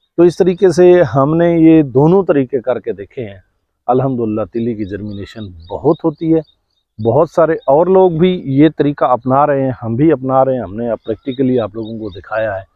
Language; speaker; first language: Urdu; non-native, local second language; Saraiki